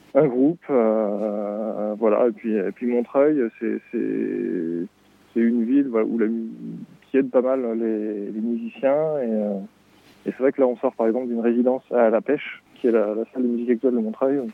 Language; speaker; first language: French; native; French